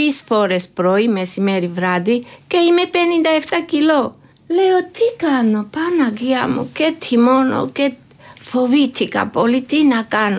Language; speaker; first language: Greek; non-native, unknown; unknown